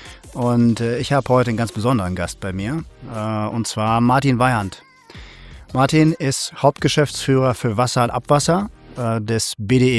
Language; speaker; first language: German; native; German